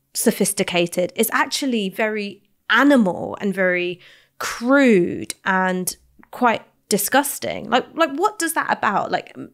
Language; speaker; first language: English; native; English